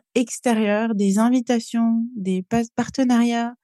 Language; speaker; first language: French; native; French